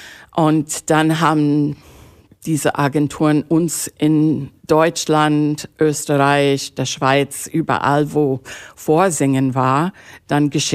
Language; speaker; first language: German; non-native, fluent; English